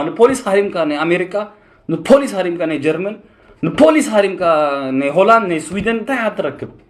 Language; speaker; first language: Tigrinya; early bilingual, heritage; Tigrinya